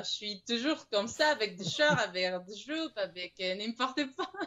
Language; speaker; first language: French; non-native, fluent; Spanish